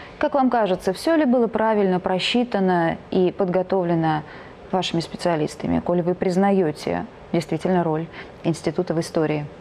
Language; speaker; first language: Russian; native; Russian